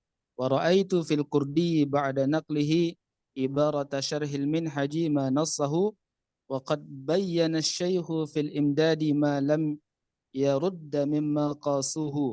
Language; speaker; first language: Arabic; non-native, fluent; Indonesian